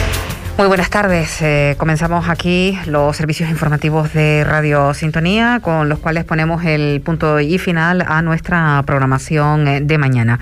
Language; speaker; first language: Spanish; native; Spanish